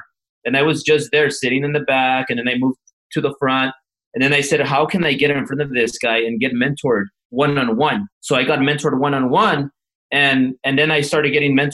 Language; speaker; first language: English; early bilingual, other home language; Spanish